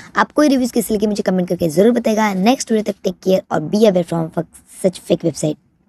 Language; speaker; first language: Hindi; native; Hindi